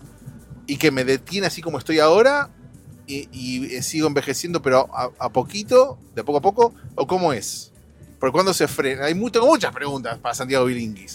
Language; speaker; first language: Spanish; native; Spanish